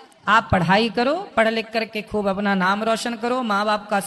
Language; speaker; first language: Hindi; native; Hindi